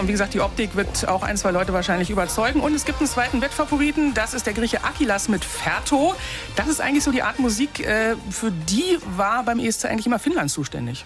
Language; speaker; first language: German; native; German